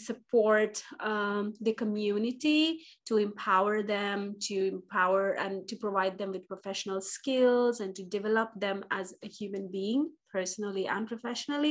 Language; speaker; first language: English; non-native, local second language; Bangla